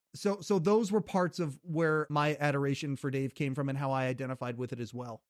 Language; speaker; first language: English; native; English